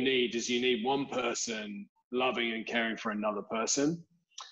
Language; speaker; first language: English; native; English